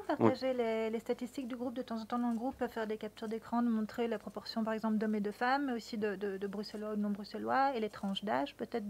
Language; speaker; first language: French; native; French